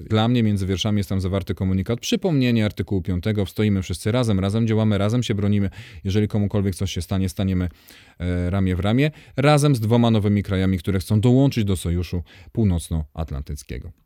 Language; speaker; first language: Polish; native; Polish